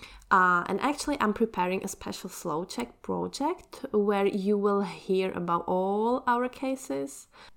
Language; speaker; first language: English; non-native, fluent; Czech